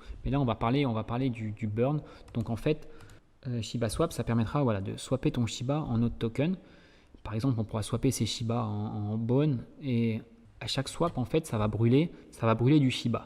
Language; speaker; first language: French; native; French